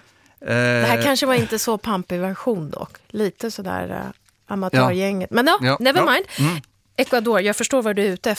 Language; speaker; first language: Swedish; early bilingual, other home language; Kurdish